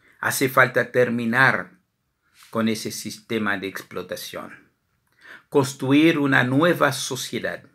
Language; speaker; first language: Spanish; non-native, fluent; Haitian Creole